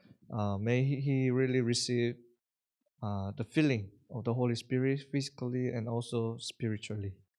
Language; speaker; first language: English; non-native, fluent; Korean